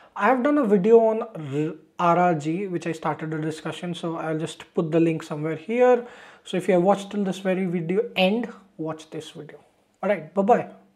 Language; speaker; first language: English; non-native, local second language; Hindi